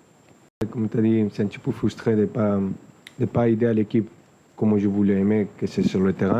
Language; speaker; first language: French; non-native, fluent; Spanish